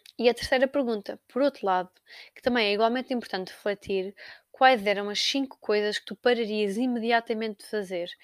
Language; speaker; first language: Portuguese; native; Portuguese